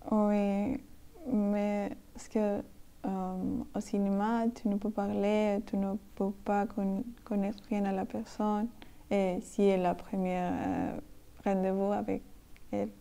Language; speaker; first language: French; non-native, learner; Spanish